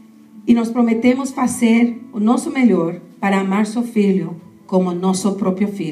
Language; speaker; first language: Portuguese; non-native, fluent; Spanish